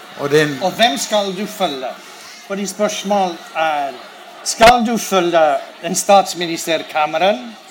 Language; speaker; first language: Norwegian; non-native, learner; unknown